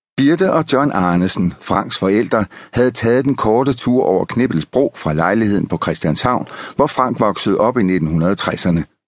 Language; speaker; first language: Danish; native; Danish